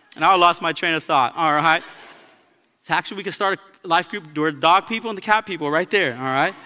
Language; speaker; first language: English; native; English